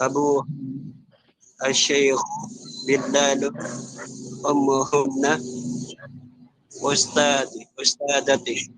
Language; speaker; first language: Arabic; non-native, learner; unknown